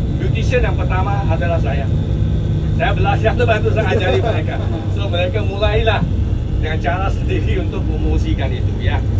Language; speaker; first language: Malay; non-native, local second language; Chinese